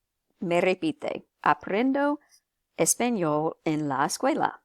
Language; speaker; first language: Spanish; non-native, fluent; English